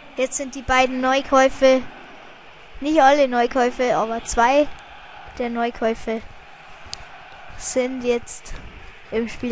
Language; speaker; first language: German; native; German